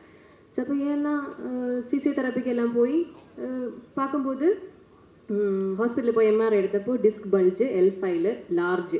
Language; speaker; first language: Tamil; non-native, learner; Malayalam